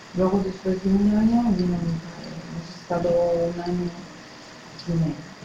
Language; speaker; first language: Spanish; non-native, fluent; Arabic